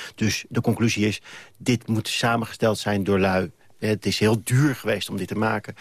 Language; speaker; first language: Dutch; native; Dutch